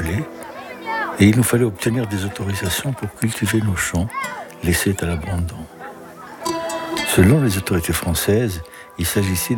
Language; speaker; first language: French; non-native, local second language; Kabyle